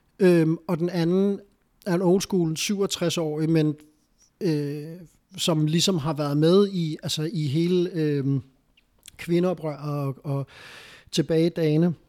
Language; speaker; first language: Danish; early bilingual, other home language; Spanish